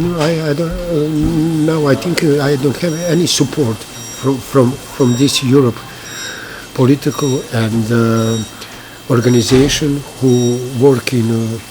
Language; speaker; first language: English; non-native, learner; Bosnian